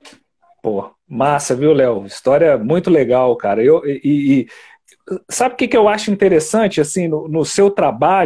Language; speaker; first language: Portuguese; native; Portuguese